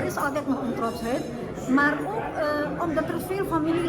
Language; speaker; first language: Dutch; early bilingual, heritage; Indonesian